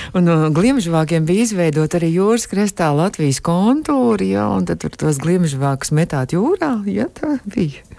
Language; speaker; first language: Latvian; native; Latvian